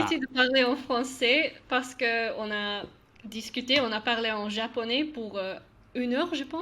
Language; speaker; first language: French; non-native, learner; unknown